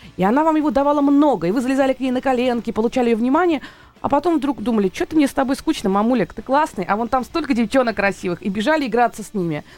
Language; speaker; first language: Russian; native; Russian